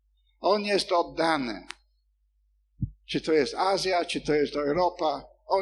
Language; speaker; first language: Polish; non-native, fluent; English